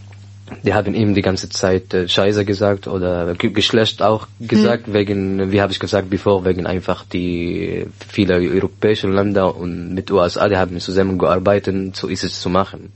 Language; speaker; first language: German; non-native, learner; Arabic